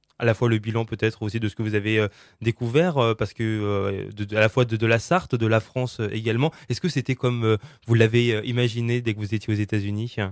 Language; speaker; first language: French; native; French